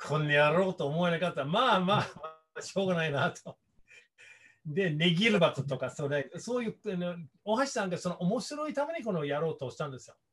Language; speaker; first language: Japanese; non-native, fluent; English